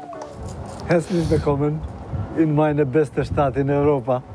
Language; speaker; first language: German; non-native, learner; Albanian